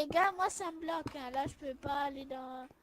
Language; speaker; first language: French; native; French